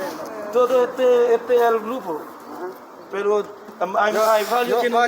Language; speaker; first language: Spanish; non-native, learner; Haitian Creole